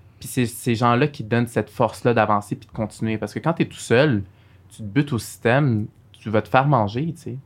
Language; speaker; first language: French; early bilingual, other home language; Arabic